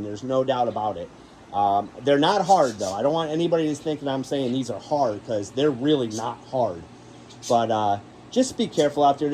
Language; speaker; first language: English; native; English